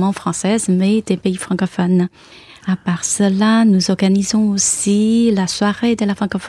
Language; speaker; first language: French; non-native, fluent; Chinese